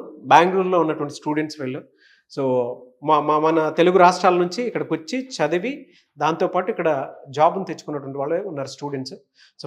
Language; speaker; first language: Telugu; native; Telugu